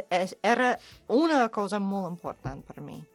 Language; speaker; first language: Catalan; non-native, learner; English